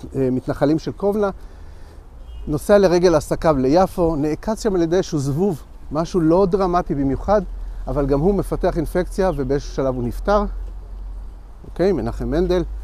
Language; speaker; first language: Hebrew; native; Hebrew